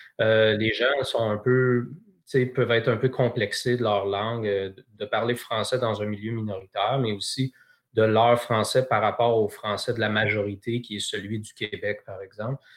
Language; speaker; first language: French; native; French